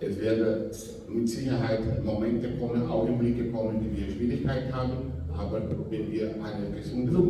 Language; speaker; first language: German; non-native, fluent; Portuguese